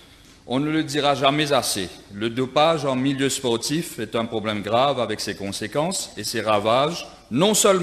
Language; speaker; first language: French; non-native, local second language; Morisyen